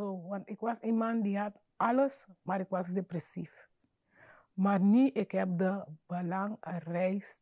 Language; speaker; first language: Dutch; non-native, learner; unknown